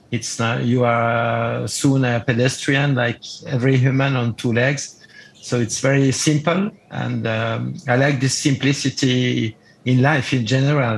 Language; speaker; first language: English; non-native, fluent; French